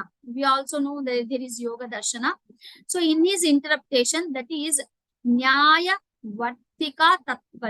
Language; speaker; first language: English; non-native, local second language; Telugu